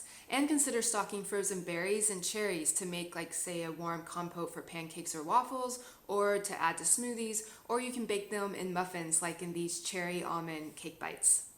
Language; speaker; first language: English; native; English